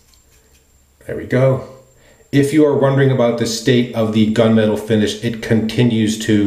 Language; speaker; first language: English; native; English